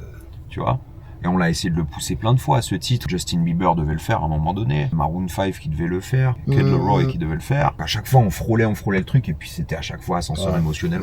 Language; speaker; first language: French; native; French